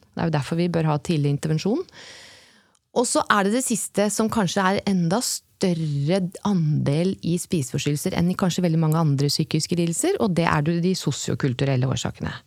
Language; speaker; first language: Norwegian; native; Norwegian